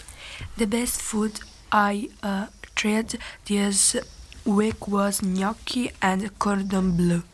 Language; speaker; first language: English; non-native, learner; Italian